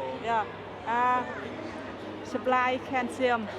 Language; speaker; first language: English; non-native, learner; Vietnamese